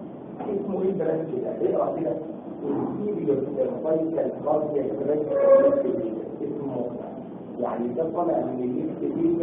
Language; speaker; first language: Arabic; native; Arabic